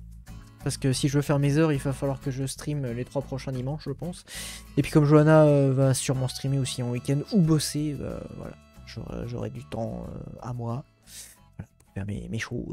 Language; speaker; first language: French; native; French